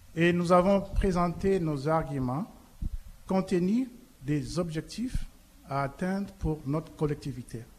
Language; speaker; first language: French; non-native, local second language; Lingala